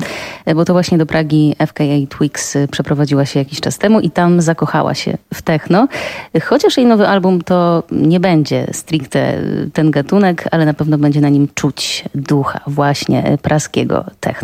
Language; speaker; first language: Polish; native; Polish